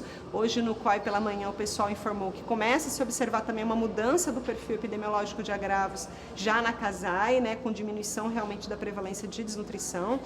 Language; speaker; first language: Portuguese; native; Portuguese